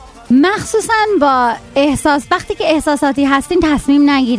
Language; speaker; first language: Persian; native; Persian